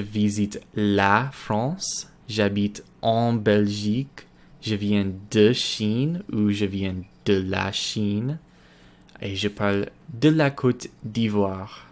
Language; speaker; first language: French; non-native, learner; English